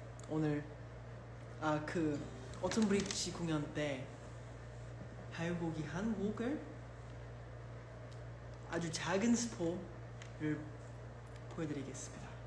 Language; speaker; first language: Korean; early bilingual, heritage; English